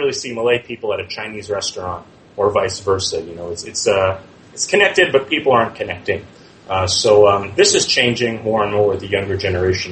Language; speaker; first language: English; native; English